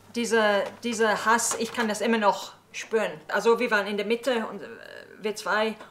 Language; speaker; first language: German; early bilingual, heritage; English